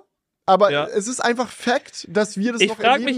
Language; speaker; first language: German; native; German